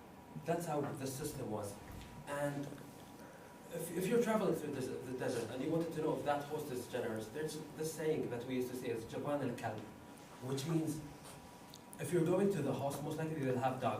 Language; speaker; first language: English; non-native, fluent; Arabic